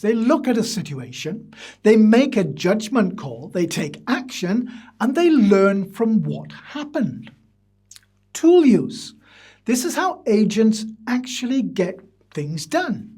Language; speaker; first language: English; native; English